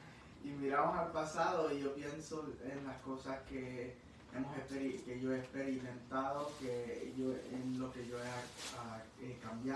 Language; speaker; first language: Spanish; early bilingual, heritage; English